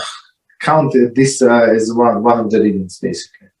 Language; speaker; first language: English; non-native, fluent; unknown